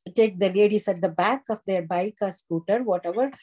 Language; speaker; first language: English; non-native, local second language; Tamil